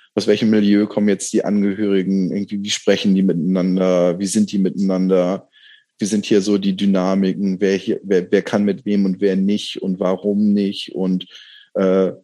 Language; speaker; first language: German; native; German